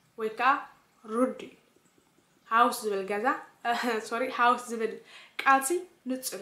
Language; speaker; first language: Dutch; non-native, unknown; Tigrinya